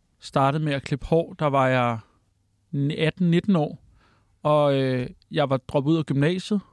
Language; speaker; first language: Danish; native; Danish